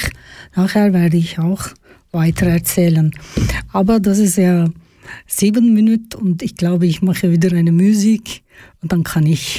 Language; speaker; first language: German; non-native, learner; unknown